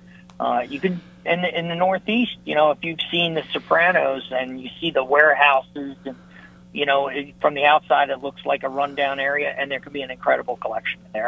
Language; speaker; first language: English; native; English